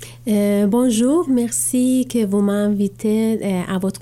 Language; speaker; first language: French; non-native, learner; Persian